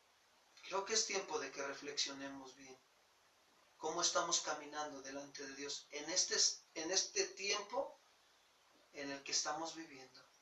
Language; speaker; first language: Spanish; native; Spanish